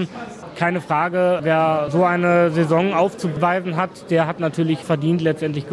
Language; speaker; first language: German; native; German